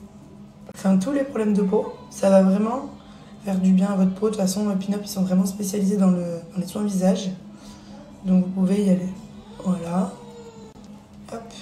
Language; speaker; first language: French; native; French